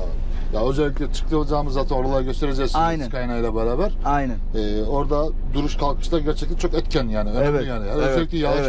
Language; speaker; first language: Turkish; native; Turkish